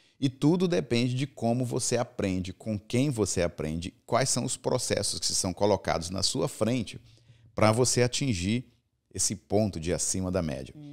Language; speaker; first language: Portuguese; native; Portuguese